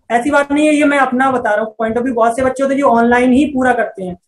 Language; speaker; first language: Hindi; native; Hindi